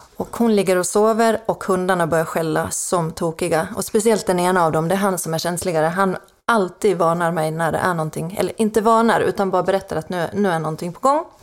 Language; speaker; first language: Swedish; native; Swedish